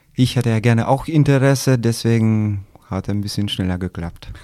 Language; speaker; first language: German; non-native, learner; Albanian